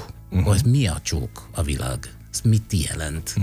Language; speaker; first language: Hungarian; non-native, fluent; Italian